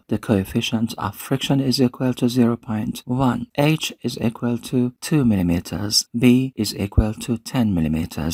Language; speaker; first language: English; non-native, fluent; Persian